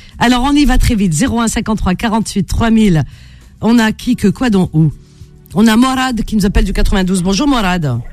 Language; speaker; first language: French; native; French